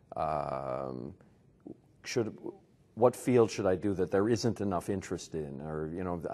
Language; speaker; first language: English; native; English